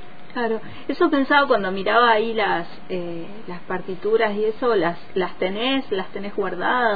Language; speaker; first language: Spanish; native; Spanish